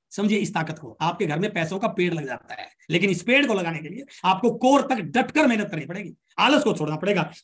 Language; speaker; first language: Hindi; native; Hindi